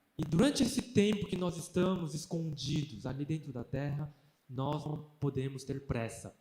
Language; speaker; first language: Portuguese; early bilingual, other home language; Korean